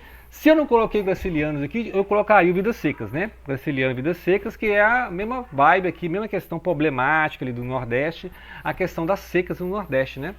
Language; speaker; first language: Portuguese; native; Portuguese